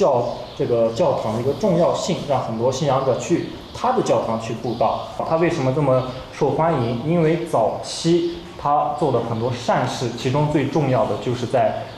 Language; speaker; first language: Chinese; native; Chinese